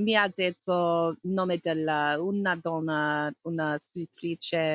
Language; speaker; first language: Italian; non-native, learner; English